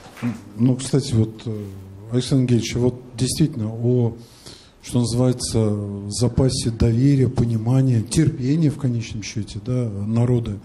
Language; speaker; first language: Russian; native; Russian